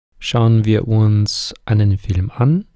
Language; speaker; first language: German; non-native, fluent; Ukrainian